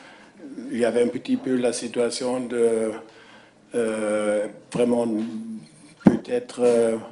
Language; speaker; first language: French; non-native, fluent; German